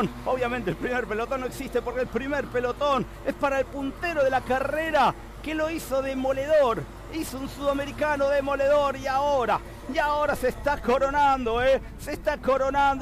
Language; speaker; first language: Spanish; native; Spanish